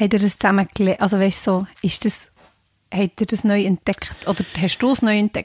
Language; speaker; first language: German; native; German